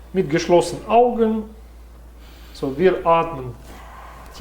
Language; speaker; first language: German; non-native, learner; Russian